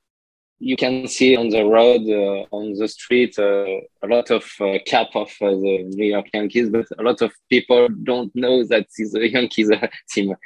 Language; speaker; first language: English; non-native, learner; French